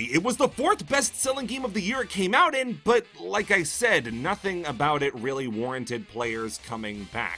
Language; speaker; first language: English; native; English